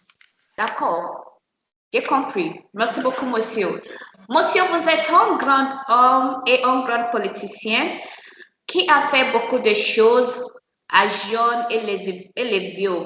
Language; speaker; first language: French; non-native, learner; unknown